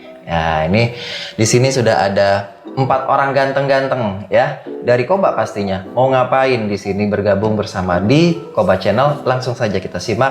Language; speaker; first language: Indonesian; native; Indonesian